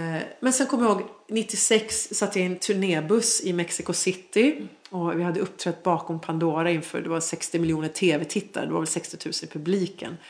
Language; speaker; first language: Swedish; native; Swedish